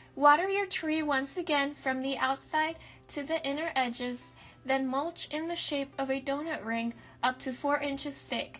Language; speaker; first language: English; native; English